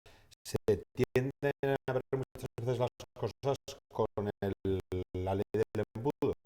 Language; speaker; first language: Spanish; native; Spanish